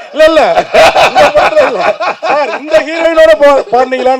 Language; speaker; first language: Tamil; native; Tamil